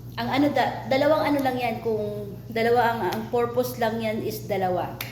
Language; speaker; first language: Filipino; non-native, local second language; Cebuano